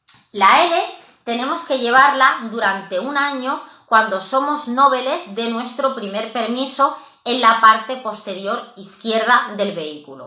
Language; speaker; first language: Spanish; native; Spanish